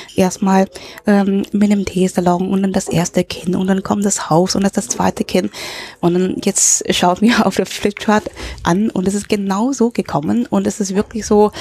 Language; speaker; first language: German; early bilingual, other home language; Cantonese